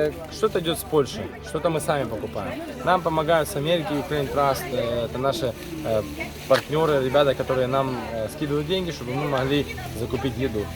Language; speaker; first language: Russian; native; Russian